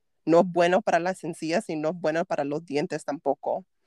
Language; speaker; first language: Spanish; early bilingual, heritage; Spanish